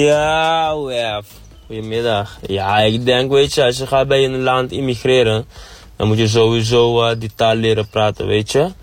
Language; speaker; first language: Dutch; non-native, local second language; Papiamento